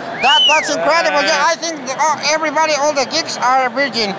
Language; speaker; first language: English; non-native, learner; Spanish